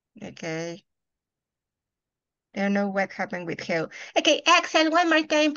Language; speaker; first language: English; non-native, fluent; Spanish